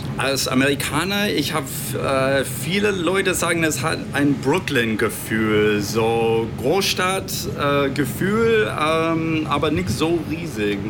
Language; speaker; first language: German; non-native, learner; English